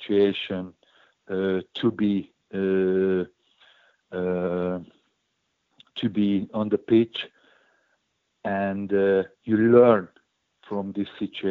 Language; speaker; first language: English; non-native, learner; Hungarian